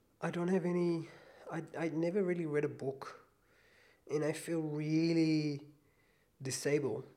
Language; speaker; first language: English; non-native, fluent; Hebrew